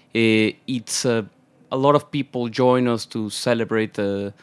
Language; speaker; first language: English; non-native, fluent; Spanish